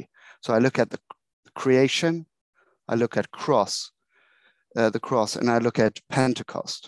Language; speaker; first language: English; non-native, fluent; German